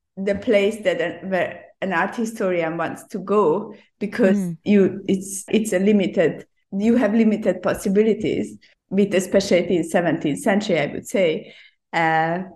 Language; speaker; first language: English; non-native, fluent; Hungarian